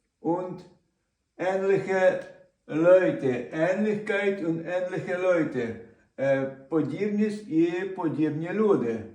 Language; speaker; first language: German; non-native, learner; Ukrainian